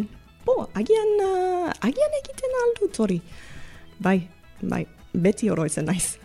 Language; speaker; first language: Basque; non-native, learner; English